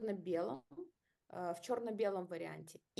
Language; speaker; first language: Russian; native; Russian